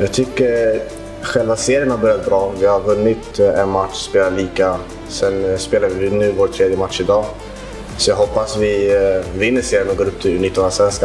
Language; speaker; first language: Swedish; early bilingual, other home language; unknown